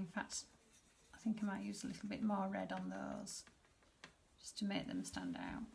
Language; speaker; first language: English; native; English